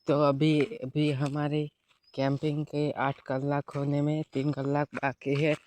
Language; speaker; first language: Hindi; non-native, local second language; Gujarati